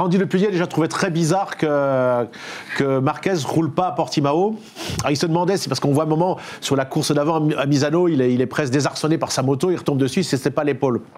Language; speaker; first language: French; native; French